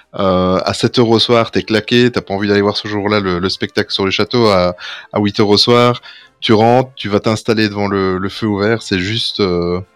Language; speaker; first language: French; native; French